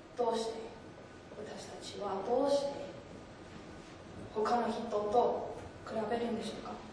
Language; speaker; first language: Japanese; non-native, learner; English